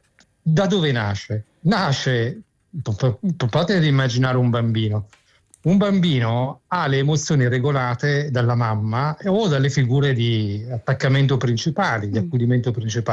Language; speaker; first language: Italian; native; Italian